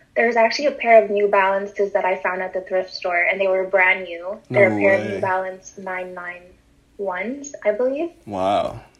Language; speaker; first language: English; native; English